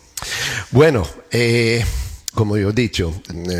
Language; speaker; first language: Spanish; non-native, learner; English